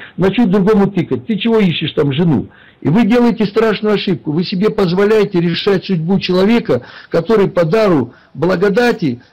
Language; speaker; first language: Russian; native; Russian